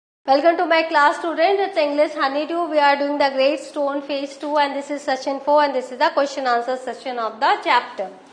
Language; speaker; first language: English; non-native, local second language; Hindi